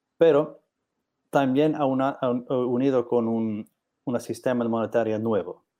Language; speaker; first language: Spanish; non-native, learner; English